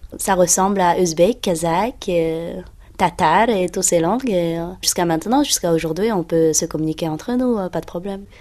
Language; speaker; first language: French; non-native, fluent; Uyghur